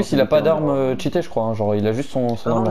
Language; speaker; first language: French; native; French